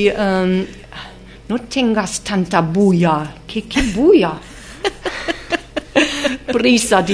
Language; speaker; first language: Spanish; non-native, fluent; German